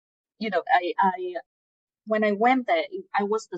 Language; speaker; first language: English; non-native, fluent; Vietnamese